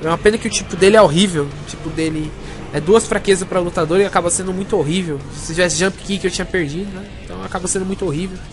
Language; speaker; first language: Portuguese; native; Portuguese